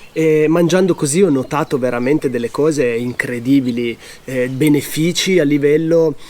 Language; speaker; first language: Italian; native; Italian